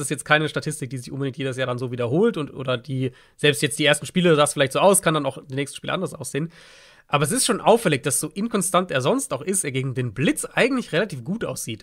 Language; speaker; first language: German; native; German